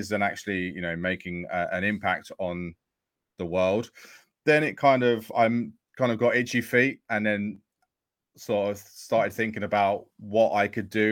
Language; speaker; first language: English; native; English